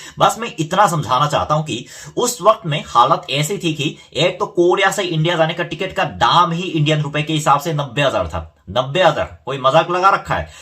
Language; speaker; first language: Hindi; non-native, fluent; Korean